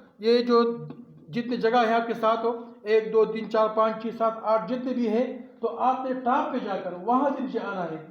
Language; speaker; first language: Urdu; non-native, local second language; Pashto